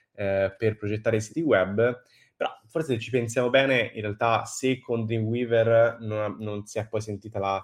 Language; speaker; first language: Italian; native; Italian